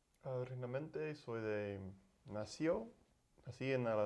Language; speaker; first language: Spanish; non-native, learner; English